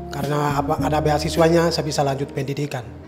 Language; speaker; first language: Indonesian; non-native, local second language; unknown